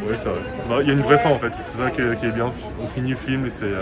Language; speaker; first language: French; native; French